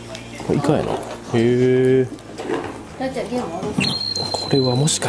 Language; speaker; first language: Japanese; native; Japanese